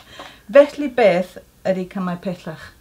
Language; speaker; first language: Welsh; non-native, local second language; English